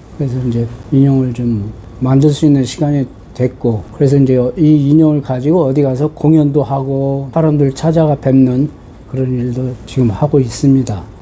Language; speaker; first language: Korean; native; Korean